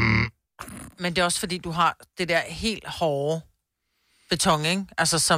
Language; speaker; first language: Danish; native; Danish